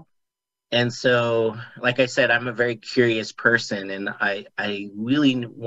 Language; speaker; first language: English; native; English